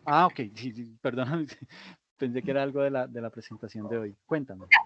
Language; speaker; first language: Spanish; native; Spanish